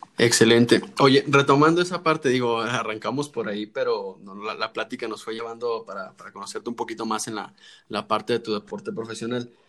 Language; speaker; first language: Spanish; native; Spanish